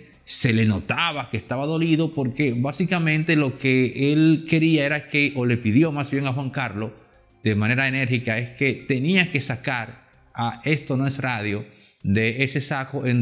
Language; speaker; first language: Spanish; native; Spanish